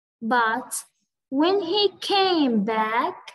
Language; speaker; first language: English; non-native, fluent; Arabic